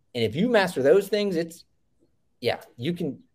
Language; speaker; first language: English; native; English